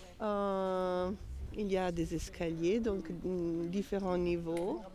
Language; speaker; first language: French; non-native, fluent; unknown